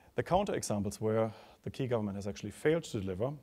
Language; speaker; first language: English; non-native, fluent; German